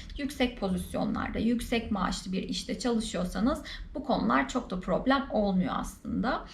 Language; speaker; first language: Turkish; native; Turkish